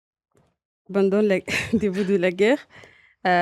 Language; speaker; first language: French; non-native, learner; Arabic